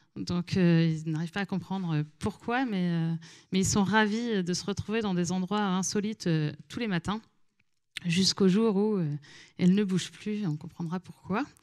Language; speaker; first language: French; native; French